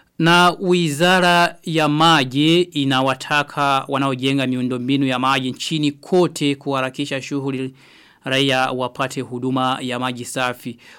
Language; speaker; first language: Swahili; non-native, local second language; Rundi